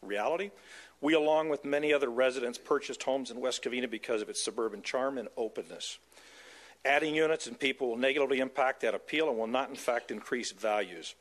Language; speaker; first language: English; native; English